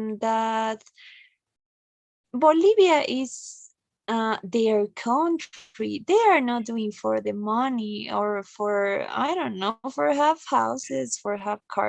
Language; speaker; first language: English; non-native, learner; Spanish